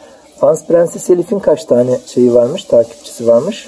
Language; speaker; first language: Turkish; native; Turkish